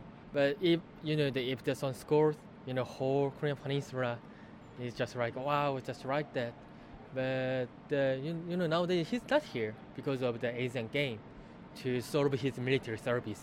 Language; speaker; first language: English; non-native, learner; Korean